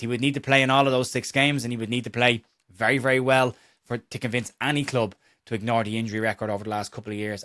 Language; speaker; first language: English; native; English